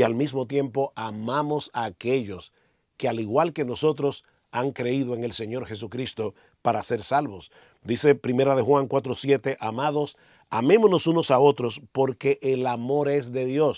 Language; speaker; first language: Spanish; native; Spanish